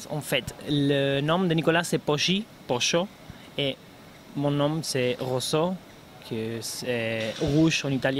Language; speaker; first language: French; non-native, learner; Spanish